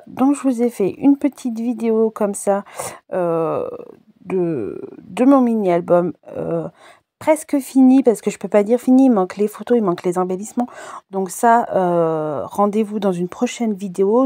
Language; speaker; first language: French; native; French